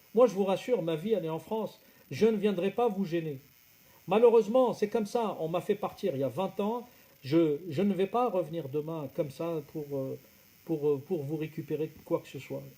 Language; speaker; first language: French; non-native, local second language; Arabic